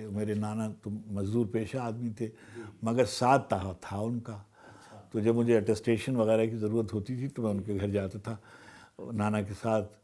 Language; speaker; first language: Urdu; native; Urdu